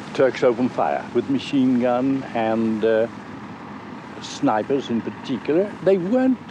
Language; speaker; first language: English; native; English